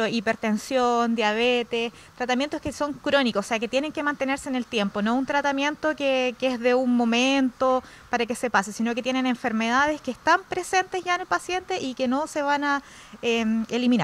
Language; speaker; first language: Spanish; native; Spanish